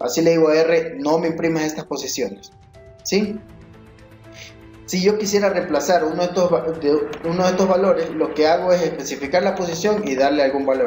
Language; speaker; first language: Spanish; native; Spanish